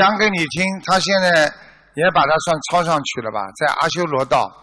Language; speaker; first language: Chinese; native; Chinese